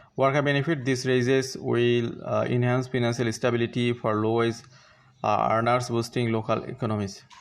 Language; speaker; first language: English; non-native, local second language; Bangla